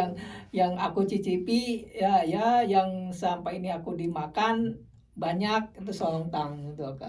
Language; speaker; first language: Indonesian; native; Indonesian